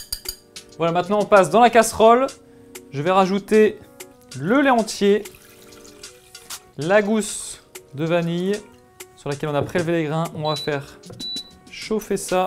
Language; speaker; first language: French; native; French